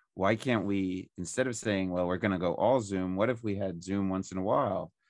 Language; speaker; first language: English; native; English